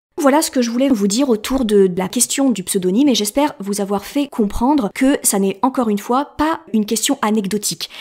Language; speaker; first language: French; native; French